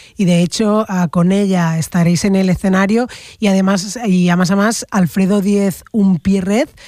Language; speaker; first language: Spanish; non-native, local second language; Catalan